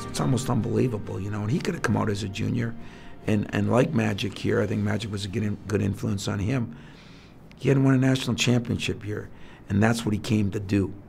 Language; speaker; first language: English; native; English